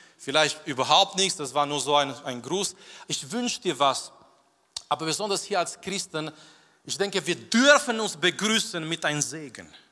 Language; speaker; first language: German; non-native, fluent; Romanian